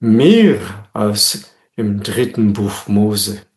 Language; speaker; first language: German; non-native, fluent; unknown